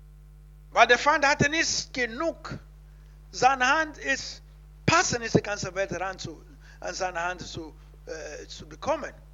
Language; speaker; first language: German; non-native, learner; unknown